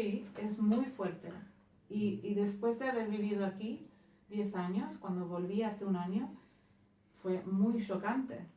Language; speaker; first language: Spanish; non-native, fluent; Swedish